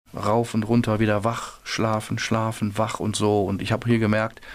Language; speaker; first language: German; native; German